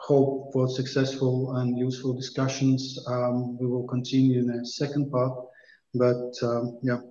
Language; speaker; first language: English; non-native, fluent; Latvian